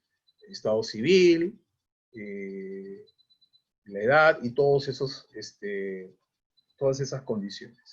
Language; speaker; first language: Spanish; native; Spanish